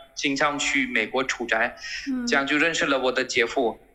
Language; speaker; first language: Chinese; non-native, fluent; Gujarati